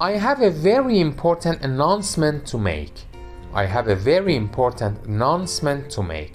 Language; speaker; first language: English; non-native, fluent; Persian